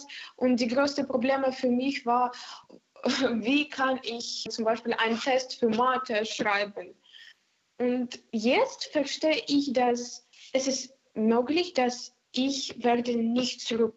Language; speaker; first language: German; non-native, learner; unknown